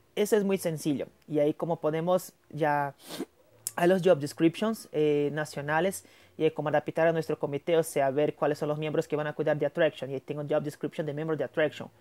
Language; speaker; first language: Spanish; non-native, fluent; Portuguese